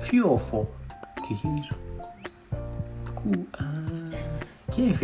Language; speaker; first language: Portuguese; non-native, learner; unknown